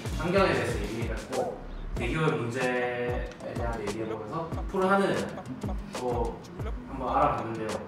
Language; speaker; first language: Korean; native; Korean